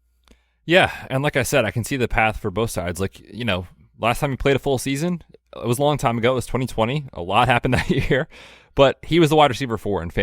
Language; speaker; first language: English; native; English